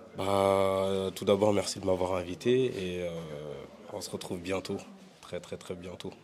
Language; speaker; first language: French; native; French